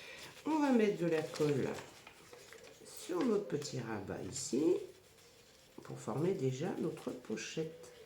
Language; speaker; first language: French; native; French